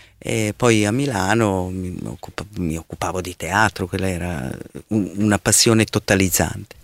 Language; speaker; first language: Italian; non-native, fluent; Serbian